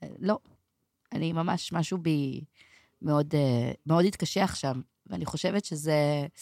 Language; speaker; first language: Hebrew; native; Hebrew